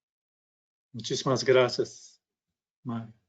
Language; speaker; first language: Spanish; non-native, fluent; Portuguese